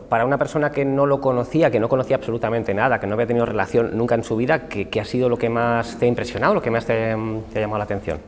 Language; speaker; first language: Spanish; native; Spanish